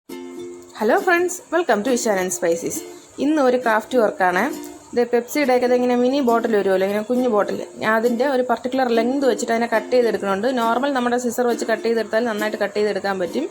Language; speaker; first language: Malayalam; native; Malayalam